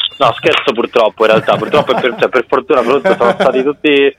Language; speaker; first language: Italian; native; Italian